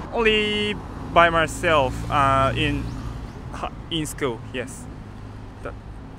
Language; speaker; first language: English; non-native, learner; Japanese